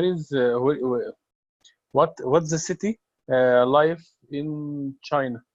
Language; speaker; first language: English; non-native, learner; Arabic